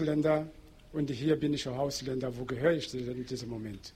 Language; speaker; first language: German; non-native, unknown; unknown